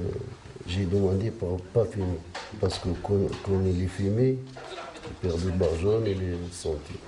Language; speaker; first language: French; non-native, local second language; Arabic